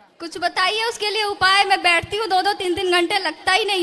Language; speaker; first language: Hindi; native; Hindi